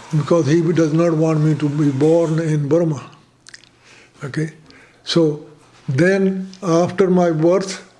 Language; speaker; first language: English; non-native, fluent; Punjabi